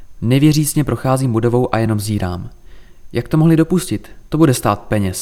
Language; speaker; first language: Czech; native; Czech